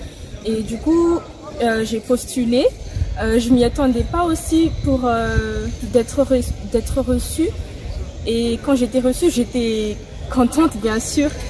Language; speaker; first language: French; non-native, local second language; Malagasy